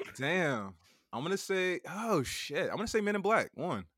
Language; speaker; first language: English; native; English